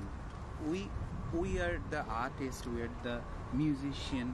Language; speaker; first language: English; non-native, learner; Bangla